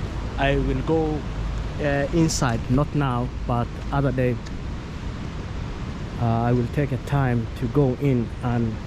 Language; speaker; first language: English; non-native, fluent; Somali